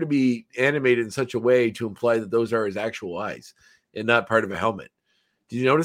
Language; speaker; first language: English; native; English